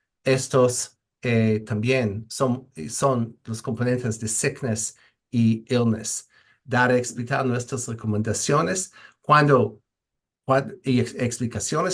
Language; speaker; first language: Spanish; non-native, fluent; English